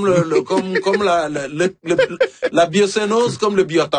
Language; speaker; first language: French; native; French